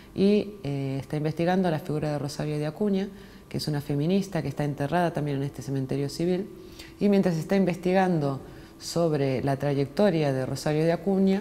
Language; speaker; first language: Spanish; native; Spanish